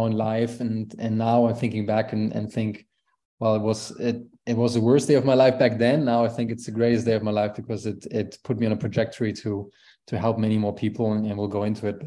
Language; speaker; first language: English; non-native, fluent; German